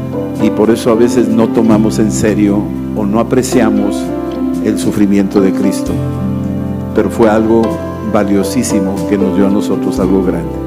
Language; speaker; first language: Spanish; native; Spanish